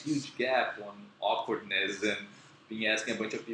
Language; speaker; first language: English; non-native, fluent; Portuguese